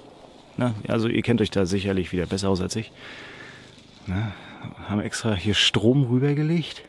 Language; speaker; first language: German; native; German